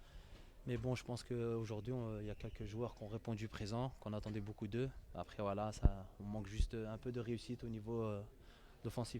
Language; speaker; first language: French; native; French